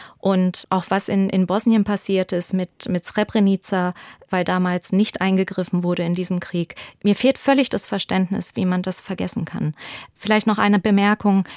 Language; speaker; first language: German; early bilingual, other home language; Albanian